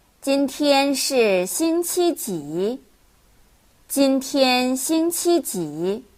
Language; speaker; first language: Chinese; non-native, fluent; Korean